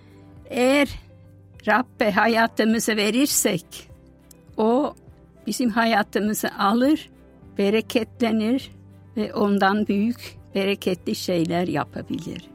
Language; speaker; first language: Turkish; non-native, fluent; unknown